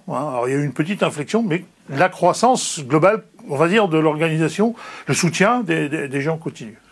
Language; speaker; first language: French; native; French